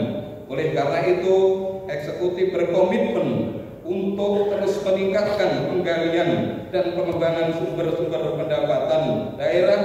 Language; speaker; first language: Indonesian; native; Indonesian